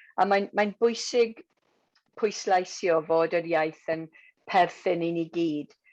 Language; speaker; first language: Welsh; non-native, local second language; English